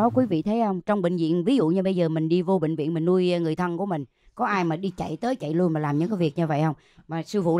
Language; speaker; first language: Vietnamese; native; Vietnamese